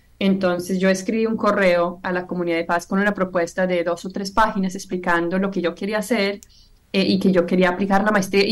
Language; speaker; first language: Spanish; non-native, fluent; English